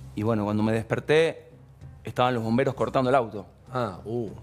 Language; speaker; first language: Spanish; native; Spanish